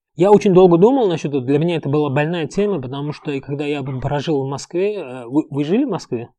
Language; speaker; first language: Russian; non-native, local second language; Uzbek